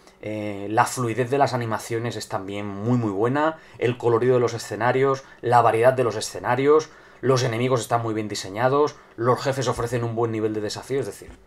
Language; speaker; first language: Spanish; native; Spanish